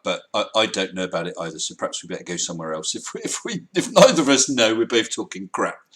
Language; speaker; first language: English; native; English